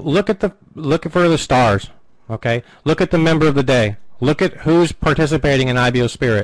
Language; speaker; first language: English; native; English